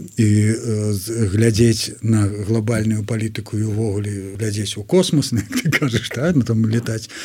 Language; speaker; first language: Belarusian; non-native, local second language; Russian